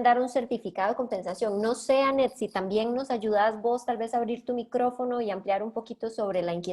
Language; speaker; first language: Spanish; native; Spanish